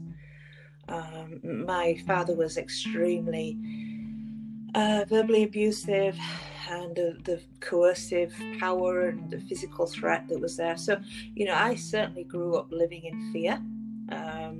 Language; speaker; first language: English; native; English